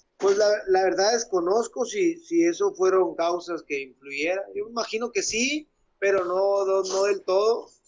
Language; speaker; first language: Spanish; native; Spanish